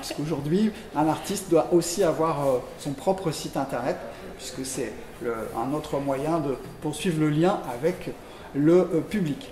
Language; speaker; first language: French; native; French